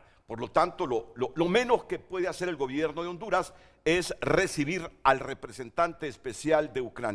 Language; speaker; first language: Spanish; native; Spanish